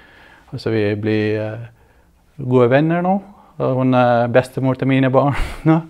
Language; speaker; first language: Norwegian; non-native, fluent; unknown